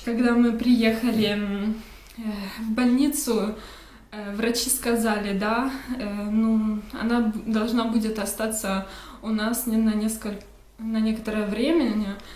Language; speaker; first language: Russian; early bilingual, heritage; Russian